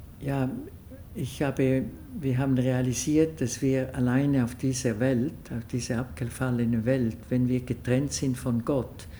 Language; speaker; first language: German; non-native, local second language; French